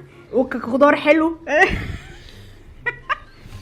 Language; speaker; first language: Arabic; native; Arabic